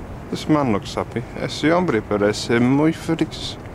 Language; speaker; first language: Spanish; non-native, learner; English